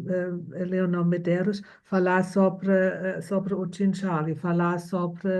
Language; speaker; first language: Portuguese; non-native, fluent; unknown